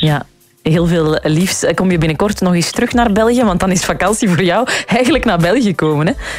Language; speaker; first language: Dutch; native; Dutch